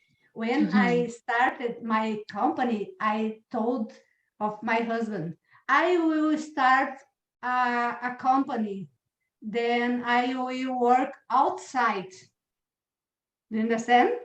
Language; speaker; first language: English; non-native, learner; Portuguese